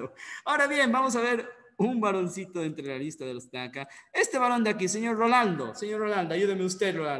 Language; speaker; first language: Spanish; native; Spanish